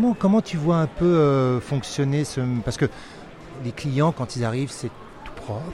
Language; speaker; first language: French; native; French